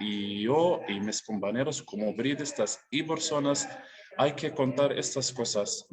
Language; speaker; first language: Spanish; non-native, learner; Arabic